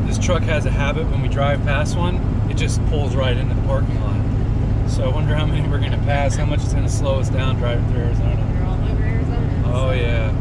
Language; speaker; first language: English; native; English